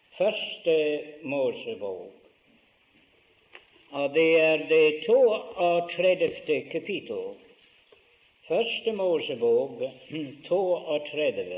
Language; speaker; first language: Norwegian; early bilingual, heritage; Norwegian